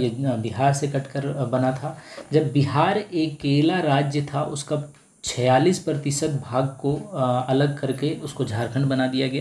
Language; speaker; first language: Hindi; native; Hindi